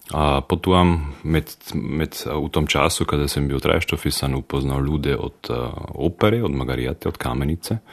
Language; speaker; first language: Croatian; native; Croatian